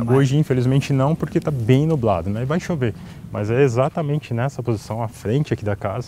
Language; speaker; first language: Portuguese; native; Portuguese